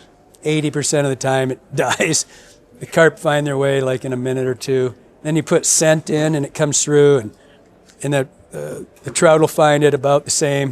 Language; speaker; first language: English; native; English